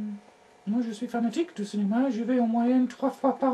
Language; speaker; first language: French; non-native, learner; English